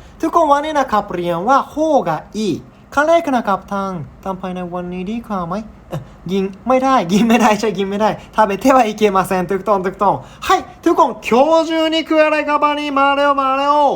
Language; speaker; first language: Thai; non-native, learner; Japanese